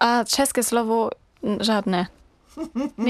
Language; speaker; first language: Czech; non-native, learner; German